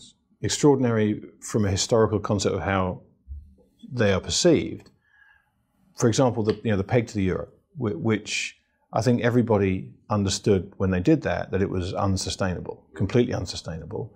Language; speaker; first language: English; native; English